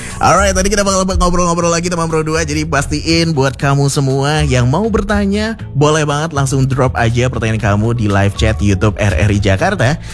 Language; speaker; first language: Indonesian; native; Indonesian